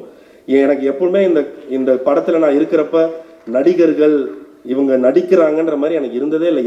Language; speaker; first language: Tamil; native; Tamil